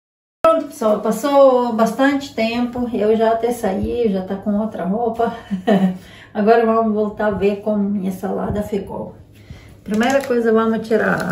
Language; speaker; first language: Portuguese; non-native, learner; Ukrainian